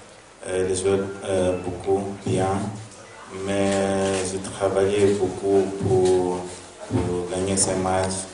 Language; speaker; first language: French; non-native, learner; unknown